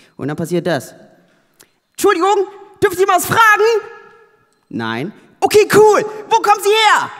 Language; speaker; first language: German; native; German